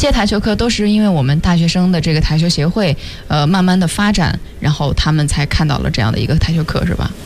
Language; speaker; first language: Chinese; native; Chinese